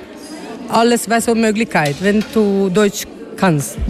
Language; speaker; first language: German; non-native, learner; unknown